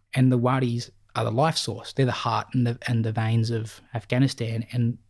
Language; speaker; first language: English; native; English